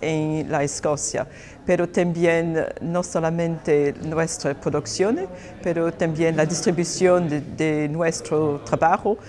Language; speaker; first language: Spanish; non-native, fluent; Portuguese